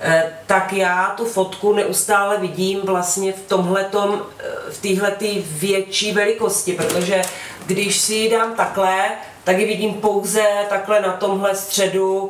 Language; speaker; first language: Czech; native; Czech